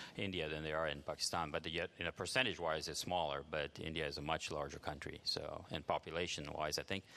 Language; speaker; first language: English; early bilingual, other home language; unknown